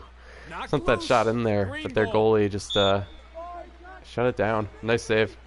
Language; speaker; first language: English; native; English